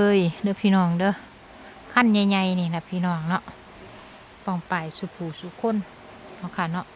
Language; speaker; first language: Thai; non-native, local second language; Northeastern Thai